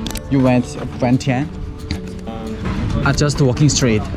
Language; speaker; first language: English; non-native, learner; Korean